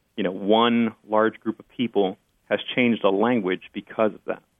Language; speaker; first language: English; early bilingual, other home language; Spanish